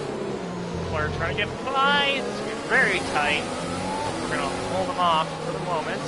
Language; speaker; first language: English; native; English